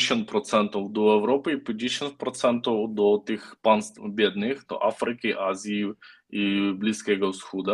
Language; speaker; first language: Polish; non-native, learner; Ukrainian